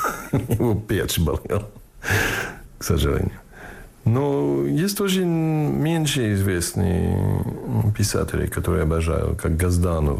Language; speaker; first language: Russian; non-native, fluent; English